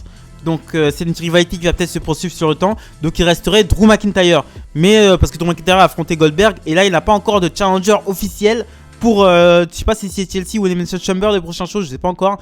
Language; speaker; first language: French; native; French